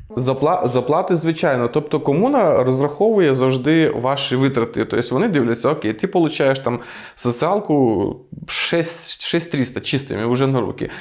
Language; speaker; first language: Ukrainian; native; Ukrainian